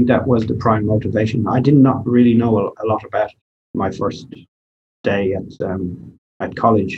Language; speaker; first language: English; native; English